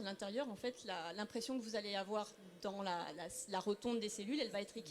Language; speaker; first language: French; native; French